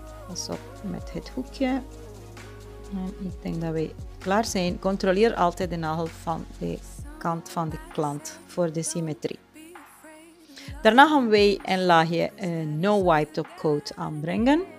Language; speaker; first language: Dutch; non-native, fluent; Spanish